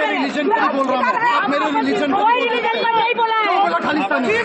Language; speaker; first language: Hindi; non-native, local second language; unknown